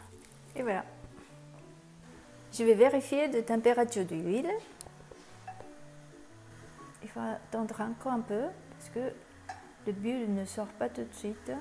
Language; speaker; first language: French; non-native, fluent; Japanese